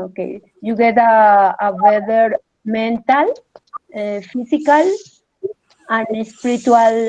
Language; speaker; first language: English; non-native, learner; Spanish